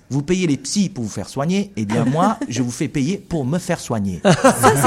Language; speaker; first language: French; non-native, fluent; Chinese